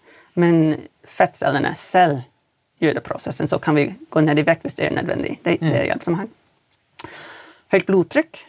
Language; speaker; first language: Swedish; non-native, learner; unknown